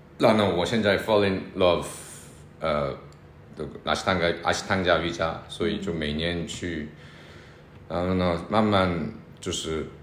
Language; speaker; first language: Chinese; non-native, fluent; Korean